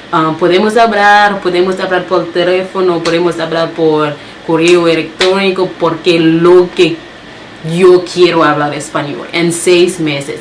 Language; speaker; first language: Spanish; non-native, learner; Haitian Creole